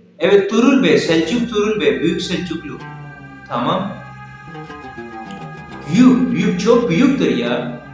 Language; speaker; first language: Turkish; non-native, learner; Urdu